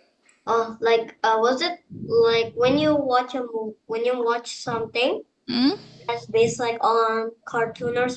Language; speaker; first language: English; non-native, fluent; Indonesian